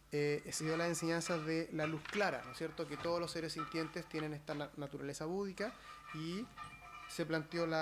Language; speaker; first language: Spanish; native; Spanish